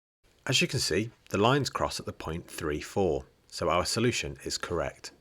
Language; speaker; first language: English; native; English